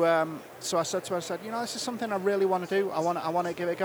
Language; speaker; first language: English; native; English